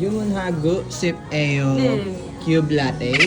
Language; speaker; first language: Korean; non-native, learner; Filipino